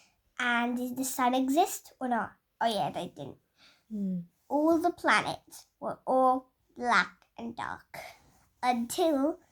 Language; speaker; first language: English; native; English